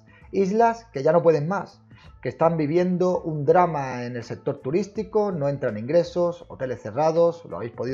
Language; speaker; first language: Spanish; native; Spanish